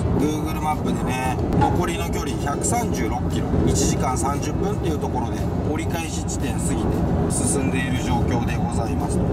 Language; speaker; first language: Japanese; native; Japanese